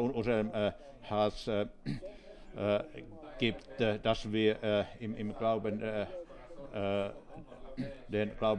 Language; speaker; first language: German; non-native, fluent; Finnish